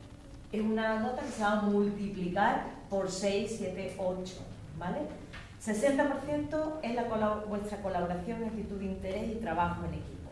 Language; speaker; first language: Spanish; native; Spanish